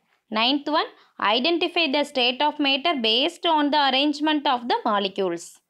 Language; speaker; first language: English; non-native, local second language; Tamil